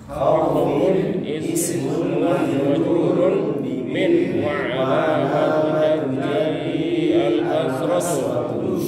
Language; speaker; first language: Arabic; non-native, learner; Indonesian